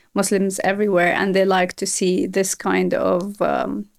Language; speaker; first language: English; non-native, fluent; Arabic